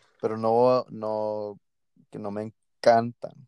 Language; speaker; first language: Spanish; early bilingual, heritage; Spanish